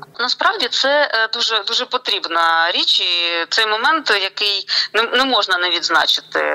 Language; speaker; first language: Ukrainian; non-native, local second language; Russian